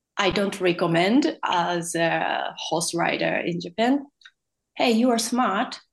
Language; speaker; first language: English; non-native, fluent; Japanese